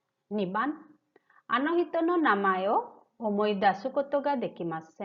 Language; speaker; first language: Japanese; non-native, fluent; Hindi